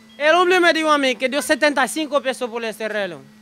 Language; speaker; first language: Spanish; non-native, learner; Haitian Creole